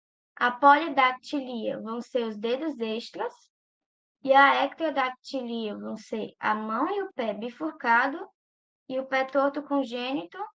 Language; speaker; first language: Portuguese; native; Portuguese